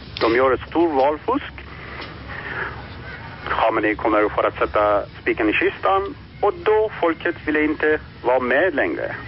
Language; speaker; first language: Swedish; non-native, fluent; Persian